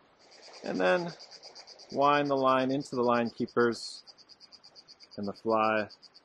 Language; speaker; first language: English; native; English